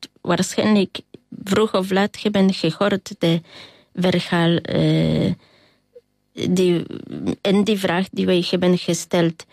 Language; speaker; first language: Dutch; non-native, learner; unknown